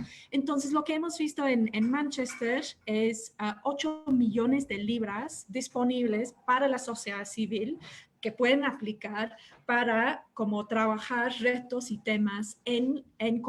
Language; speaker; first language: Spanish; non-native, fluent; English